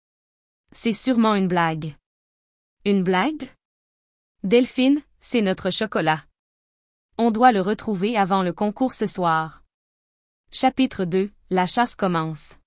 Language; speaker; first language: French; native; French